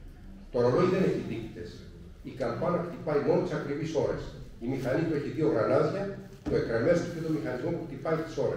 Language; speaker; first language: Greek; native; Greek